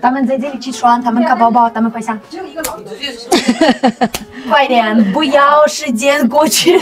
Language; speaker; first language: Chinese; non-native, learner; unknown